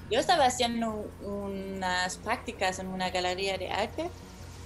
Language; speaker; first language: Spanish; non-native, fluent; German